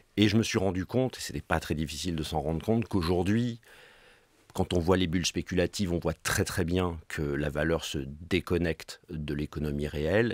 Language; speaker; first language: French; native; French